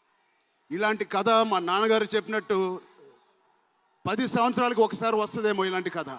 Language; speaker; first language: Telugu; native; Telugu